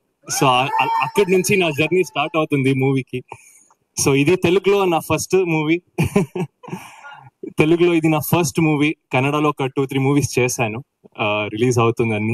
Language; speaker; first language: Telugu; non-native, learner; Kannada